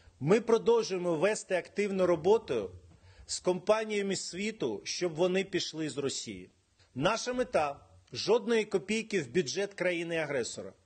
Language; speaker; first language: Ukrainian; non-native, local second language; Russian